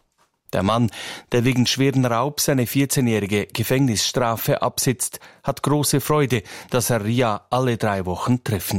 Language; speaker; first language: German; native; German